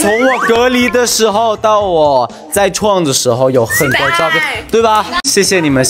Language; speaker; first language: Chinese; non-native, learner; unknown